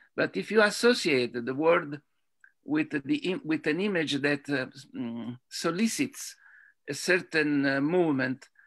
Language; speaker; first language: English; non-native, fluent; Italian